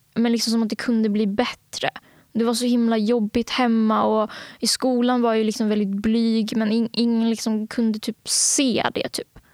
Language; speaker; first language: Swedish; early bilingual, other home language; Bangla